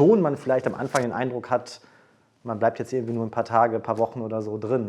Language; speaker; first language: German; native; German